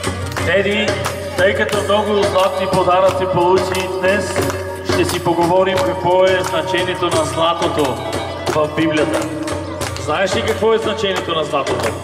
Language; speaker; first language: Bulgarian; native; Bulgarian